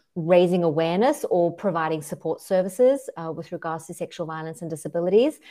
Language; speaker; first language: English; native; English